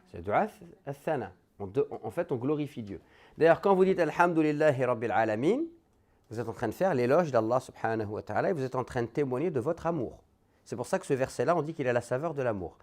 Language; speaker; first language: French; native; French